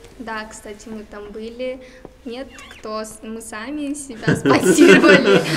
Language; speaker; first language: Russian; non-native, local second language; Tuvinian